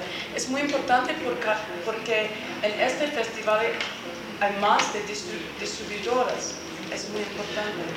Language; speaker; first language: Spanish; non-native, learner; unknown